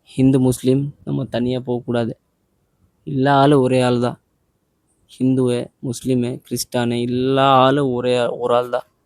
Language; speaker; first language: Tamil; non-native, learner; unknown